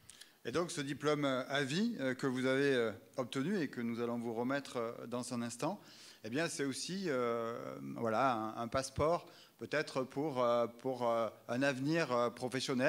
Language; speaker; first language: French; native; French